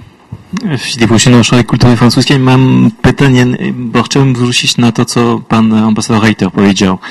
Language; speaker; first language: Polish; non-native, fluent; French